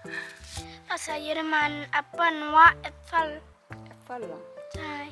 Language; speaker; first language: Thai; early bilingual, heritage; Thai